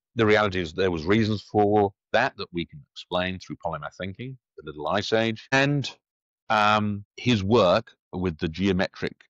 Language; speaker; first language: English; native; English